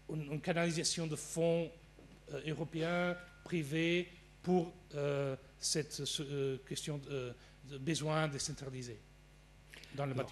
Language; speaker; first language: French; non-native, fluent; Portuguese